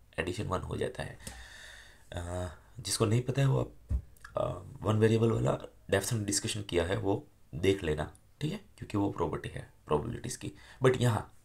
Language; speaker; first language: Hindi; non-native, local second language; Gujarati